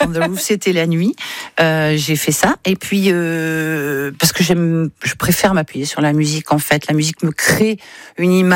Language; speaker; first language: French; native; French